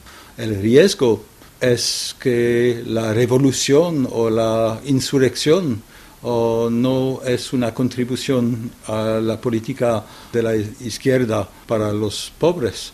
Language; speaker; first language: Spanish; non-native, fluent; French